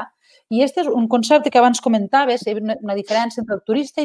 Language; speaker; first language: Catalan; native; Catalan